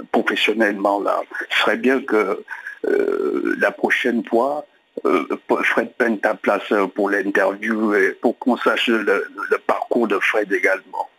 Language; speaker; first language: French; native; French